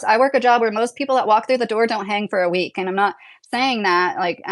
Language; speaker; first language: English; native; English